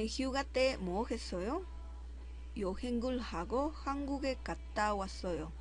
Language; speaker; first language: Korean; non-native, fluent; Spanish